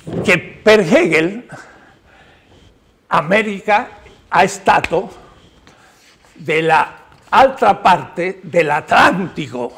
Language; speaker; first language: Italian; non-native, learner; Spanish